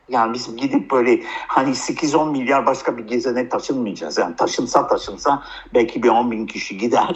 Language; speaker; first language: Turkish; early bilingual, heritage; Turkish